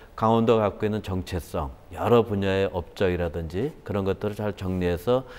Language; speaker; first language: Korean; native; Korean